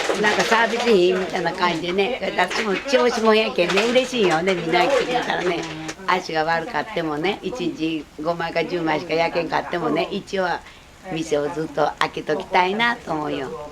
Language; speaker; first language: Japanese; native; Japanese